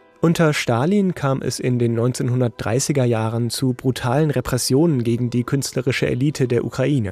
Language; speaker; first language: German; native; German